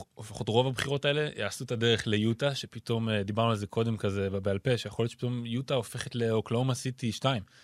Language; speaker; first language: Hebrew; native; Hebrew